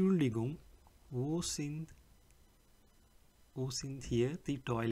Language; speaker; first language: German; non-native, fluent; English